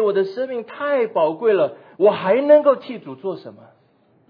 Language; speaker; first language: Chinese; native; Chinese